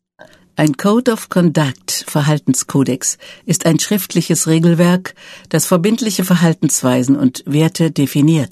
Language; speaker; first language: German; native; German